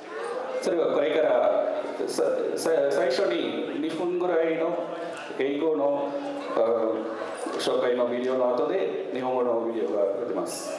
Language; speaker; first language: Japanese; non-native, fluent; Tamil